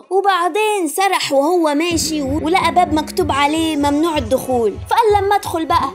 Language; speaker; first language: Arabic; native; Arabic